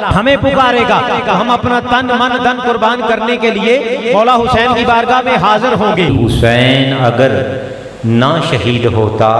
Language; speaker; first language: Urdu; non-native, local second language; Punjabi